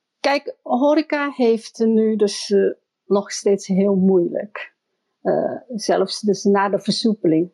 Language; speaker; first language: Dutch; non-native, fluent; Chinese